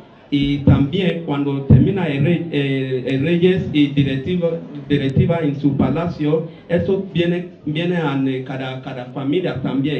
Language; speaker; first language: Spanish; non-native, learner; Bini